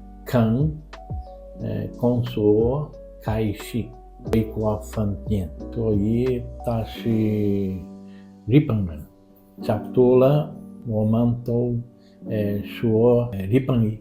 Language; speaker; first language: Chinese; non-native, learner; Portuguese